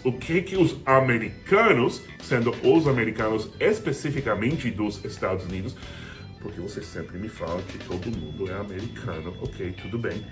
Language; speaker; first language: Portuguese; non-native, fluent; English